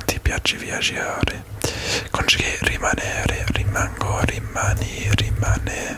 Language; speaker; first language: Italian; non-native, learner; English